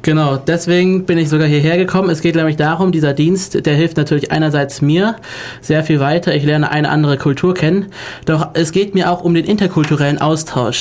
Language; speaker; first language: German; native; German